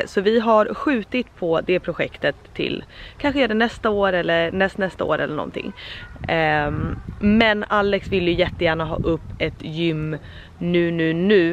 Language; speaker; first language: Swedish; native; Swedish